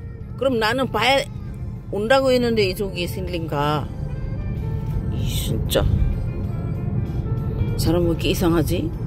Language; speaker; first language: Korean; non-native, learner; Filipino